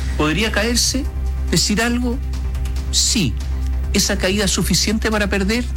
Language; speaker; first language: Spanish; native; Spanish